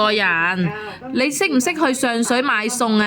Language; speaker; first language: Cantonese; native; Cantonese